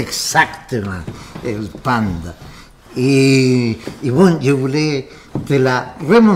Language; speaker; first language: French; non-native, fluent; Spanish